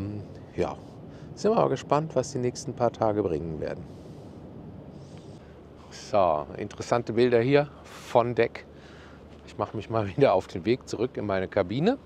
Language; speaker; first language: German; native; German